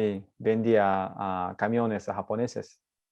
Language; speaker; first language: Spanish; non-native, learner; Japanese